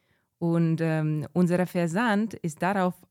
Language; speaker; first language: German; non-native, fluent; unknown